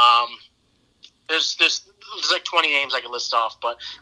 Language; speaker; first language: English; native; English